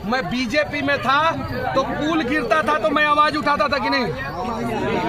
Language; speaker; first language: Hindi; native; Hindi